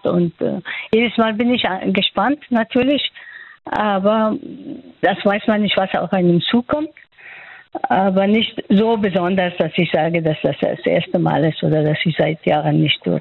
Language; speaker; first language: German; non-native, fluent; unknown